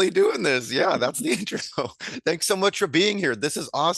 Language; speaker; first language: English; native; English